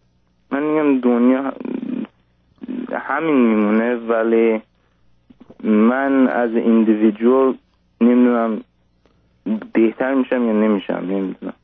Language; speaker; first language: Persian; early bilingual, heritage; Persian